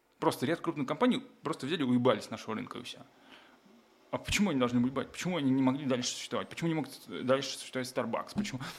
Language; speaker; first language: Russian; native; Russian